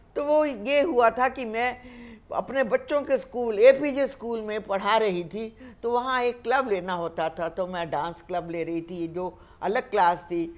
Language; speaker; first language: Hindi; native; Hindi